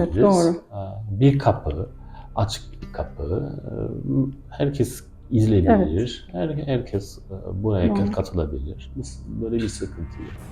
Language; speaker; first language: Turkish; non-native, fluent; French